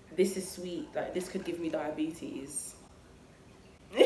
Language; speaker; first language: English; native; English